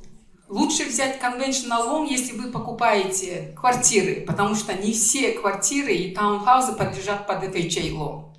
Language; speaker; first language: Russian; non-native, local second language; Kyrgyz